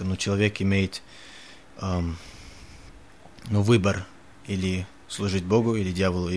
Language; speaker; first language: Russian; early bilingual, heritage; Russian